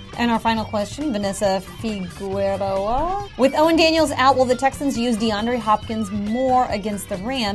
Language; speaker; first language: English; native; English